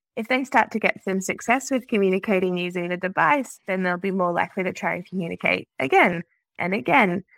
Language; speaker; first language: English; native; English